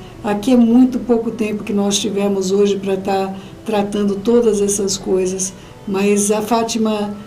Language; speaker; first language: Portuguese; native; Portuguese